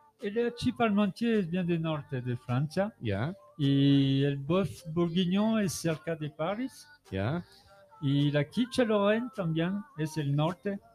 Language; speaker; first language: Spanish; non-native, learner; French